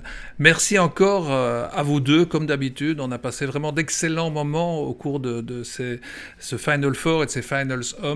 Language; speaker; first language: French; native; French